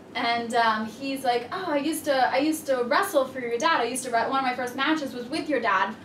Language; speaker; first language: English; native; English